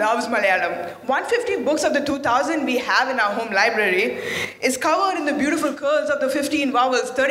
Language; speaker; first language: English; non-native, fluent; Malayalam